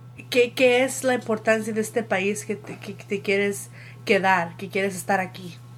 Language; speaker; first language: Spanish; early bilingual, heritage; Spanish